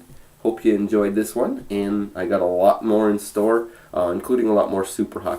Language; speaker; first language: English; native; English